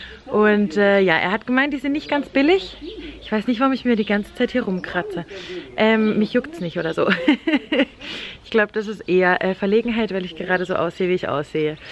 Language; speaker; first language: German; native; German